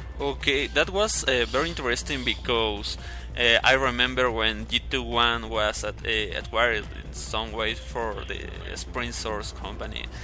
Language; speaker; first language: English; non-native, learner; Spanish